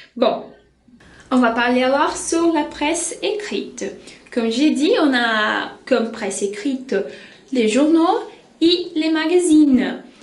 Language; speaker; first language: French; non-native, fluent; Portuguese